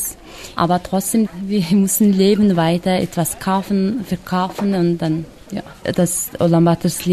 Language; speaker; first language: German; non-native, fluent; Mongolian